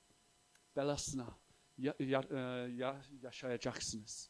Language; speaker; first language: Turkish; non-native, fluent; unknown